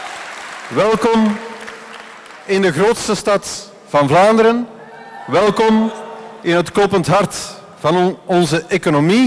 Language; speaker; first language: Dutch; native; Dutch